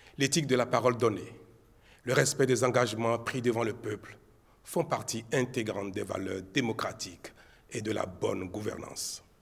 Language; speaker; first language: French; non-native, local second language; Fon